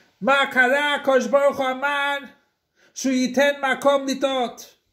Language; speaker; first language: Hebrew; non-native, fluent; English